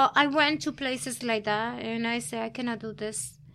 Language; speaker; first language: English; early bilingual, other home language; Spanish